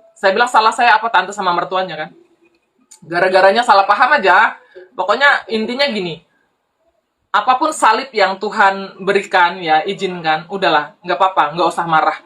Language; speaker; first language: Indonesian; native; Indonesian